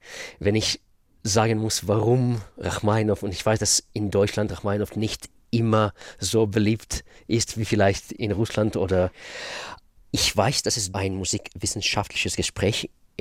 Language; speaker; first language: German; non-native, fluent; Russian